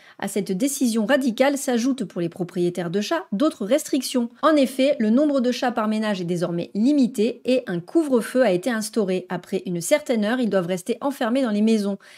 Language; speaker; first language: French; native; French